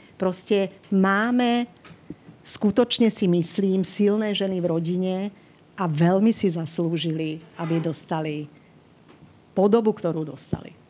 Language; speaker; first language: Slovak; native; Slovak